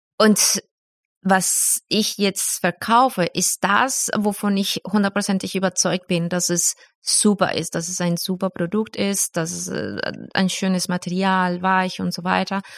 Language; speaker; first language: German; non-native, fluent; Spanish